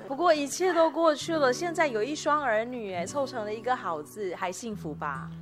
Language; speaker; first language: Chinese; native; Chinese